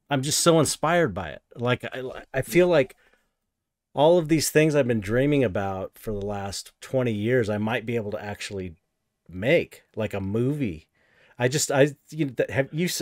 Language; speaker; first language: English; native; English